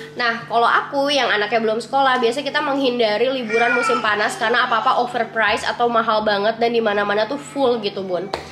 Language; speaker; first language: Indonesian; native; Indonesian